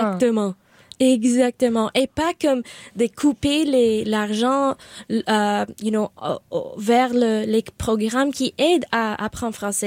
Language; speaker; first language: French; non-native, learner; English